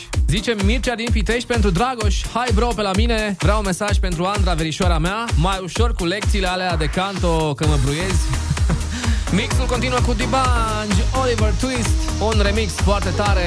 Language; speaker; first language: Romanian; native; Romanian